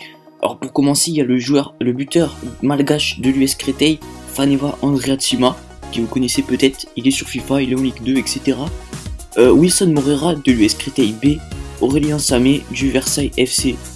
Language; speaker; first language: French; native; French